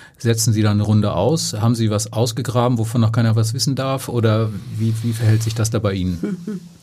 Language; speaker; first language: German; native; German